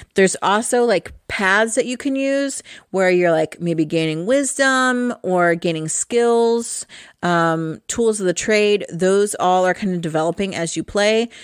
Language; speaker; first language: English; native; English